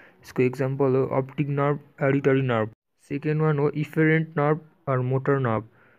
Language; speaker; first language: English; non-native, local second language; Nepali